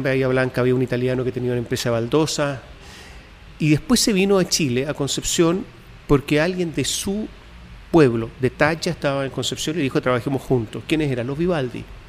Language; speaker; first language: Spanish; native; Spanish